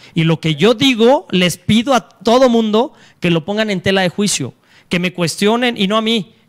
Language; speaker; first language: Spanish; native; Spanish